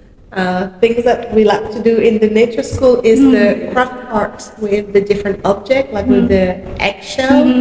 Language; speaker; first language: English; non-native, fluent; French